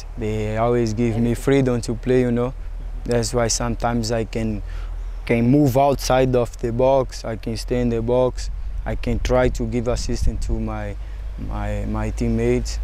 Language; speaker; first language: English; non-native, fluent; Portuguese